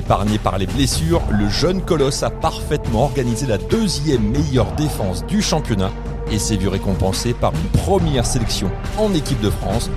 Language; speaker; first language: French; native; French